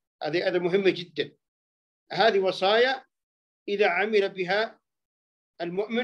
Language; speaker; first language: Arabic; native; Arabic